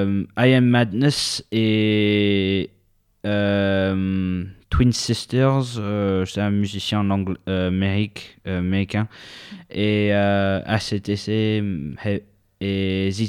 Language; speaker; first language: French; non-native, learner; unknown